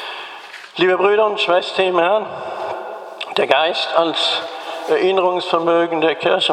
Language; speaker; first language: German; native; German